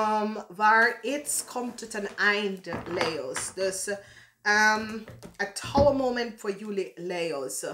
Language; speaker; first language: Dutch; non-native, learner; English